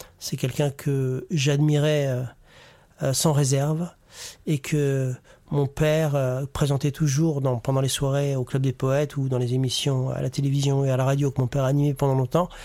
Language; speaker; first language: French; native; French